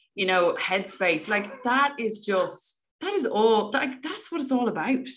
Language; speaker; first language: English; native; English